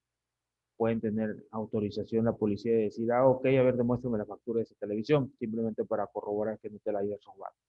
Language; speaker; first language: Spanish; native; Spanish